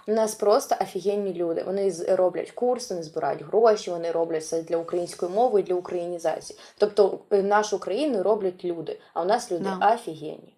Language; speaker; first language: Ukrainian; non-native, local second language; Russian